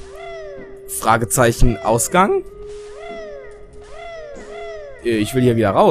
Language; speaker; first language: German; native; German